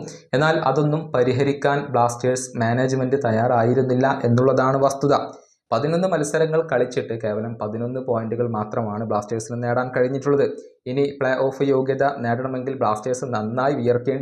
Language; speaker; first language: Malayalam; native; Malayalam